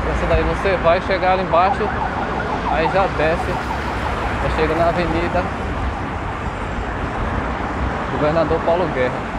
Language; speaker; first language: Portuguese; native; Portuguese